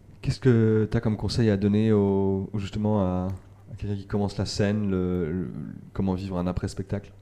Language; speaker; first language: French; native; French